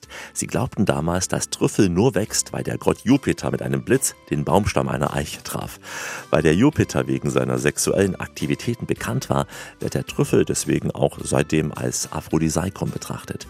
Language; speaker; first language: German; native; German